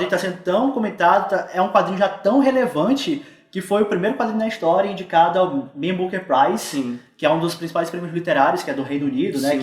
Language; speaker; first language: Portuguese; native; Portuguese